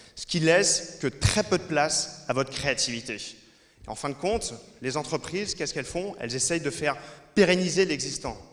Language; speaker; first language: French; native; French